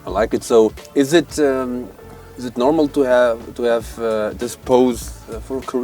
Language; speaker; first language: English; non-native, local second language; Mongolian